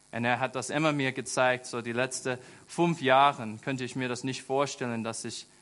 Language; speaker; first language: German; non-native, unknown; English